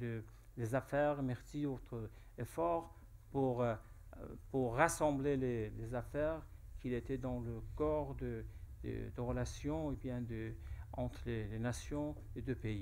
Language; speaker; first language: French; non-native, fluent; Persian